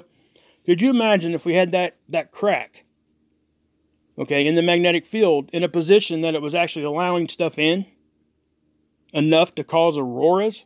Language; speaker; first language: English; native; English